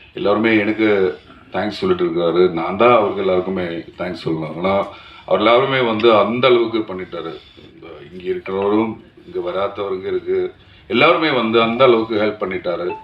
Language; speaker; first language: Tamil; non-native, learner; Malayalam